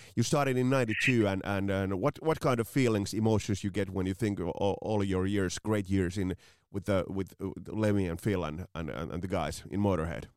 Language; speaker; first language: English; non-native, fluent; Finnish